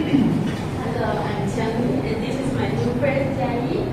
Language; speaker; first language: English; non-native, learner; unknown